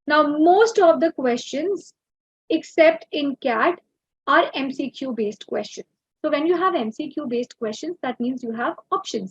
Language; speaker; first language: English; non-native, local second language; Hindi